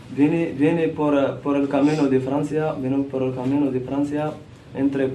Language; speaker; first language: Spanish; non-native, learner; Central Atlas Tamazight